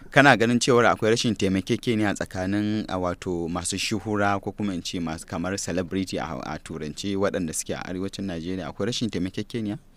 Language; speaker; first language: Hausa; native; Hausa